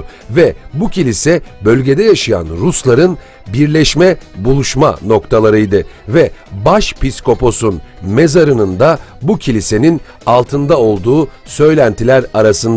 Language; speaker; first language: Turkish; native; Turkish